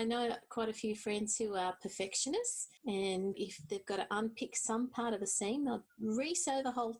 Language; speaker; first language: English; native; English